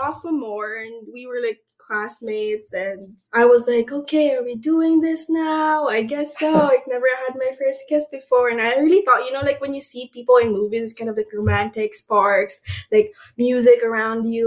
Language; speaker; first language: English; non-native, local second language; Aklanon